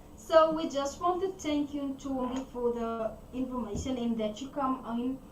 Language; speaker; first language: English; non-native, local second language; Afrikaans